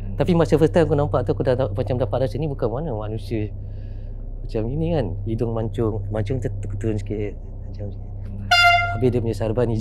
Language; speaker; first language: Malay; native; Malay